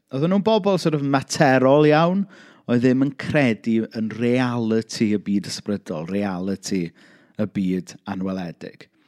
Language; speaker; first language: Welsh; native; Welsh